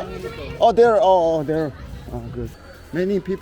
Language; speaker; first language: English; non-native, learner; Korean